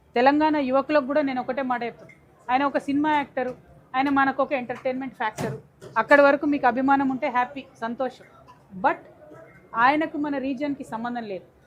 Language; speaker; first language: Telugu; native; Telugu